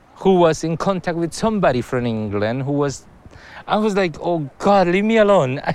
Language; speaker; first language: English; non-native, fluent; Spanish